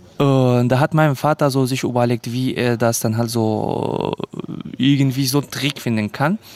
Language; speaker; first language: German; non-native, fluent; Kurdish